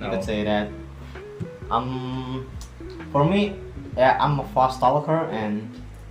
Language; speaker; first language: English; non-native, fluent; Javanese